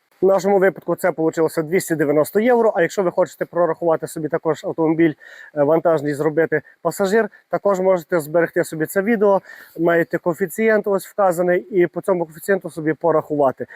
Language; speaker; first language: Ukrainian; native; Ukrainian